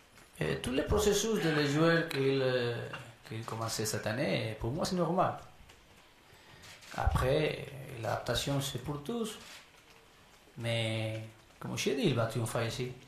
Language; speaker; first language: French; non-native, learner; Spanish